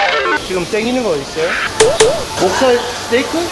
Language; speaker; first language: Korean; non-native, fluent; English